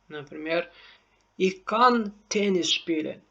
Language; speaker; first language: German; non-native, learner; Turkmen